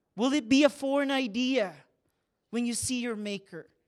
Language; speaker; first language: English; non-native, local second language; Filipino